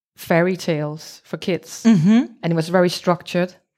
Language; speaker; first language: English; non-native, fluent; Danish